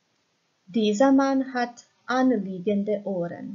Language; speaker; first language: German; non-native, fluent; Croatian